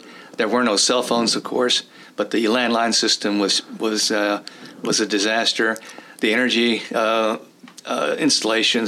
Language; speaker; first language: English; early bilingual, other home language; Czech